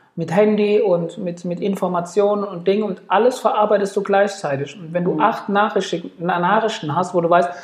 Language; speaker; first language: German; native; German